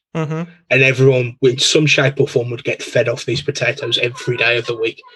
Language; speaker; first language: English; native; English